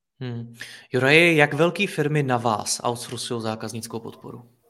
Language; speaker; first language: Czech; native; Czech